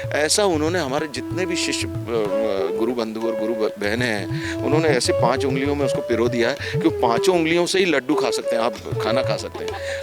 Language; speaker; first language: Hindi; native; Hindi